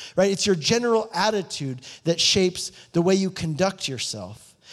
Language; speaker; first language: English; native; English